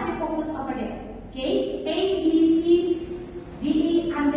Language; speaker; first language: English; non-native, learner; Indonesian